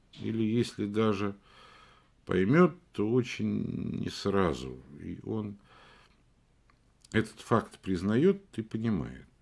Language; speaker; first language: Russian; native; Russian